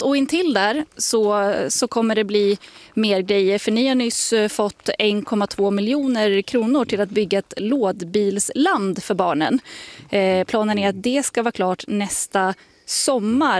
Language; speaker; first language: Swedish; native; Swedish